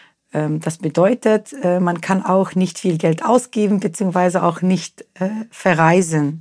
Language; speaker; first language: German; non-native, fluent; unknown